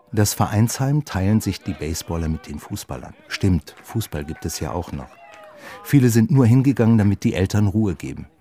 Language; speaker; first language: German; native; German